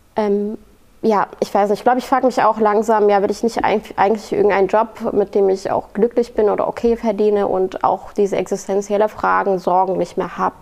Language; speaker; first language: German; non-native, fluent; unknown